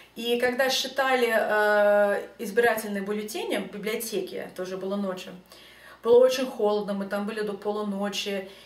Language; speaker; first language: Russian; early bilingual, heritage; Russian